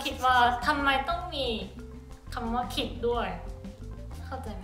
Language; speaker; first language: Thai; non-native, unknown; Korean